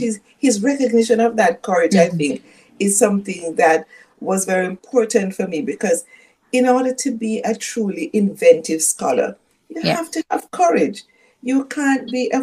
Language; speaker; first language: English; non-native, local second language; Jamaican Creole English